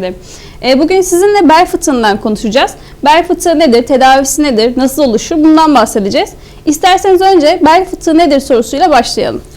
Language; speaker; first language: Turkish; native; Turkish